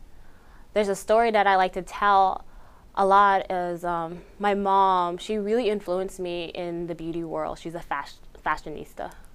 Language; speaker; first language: English; early bilingual, other home language; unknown